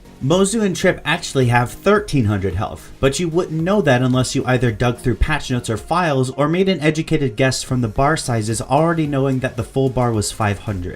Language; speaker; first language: English; native; English